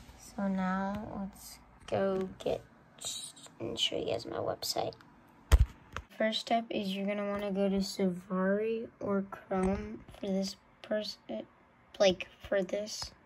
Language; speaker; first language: English; native; English